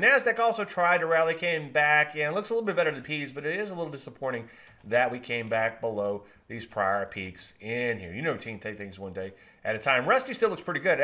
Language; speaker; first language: English; native; English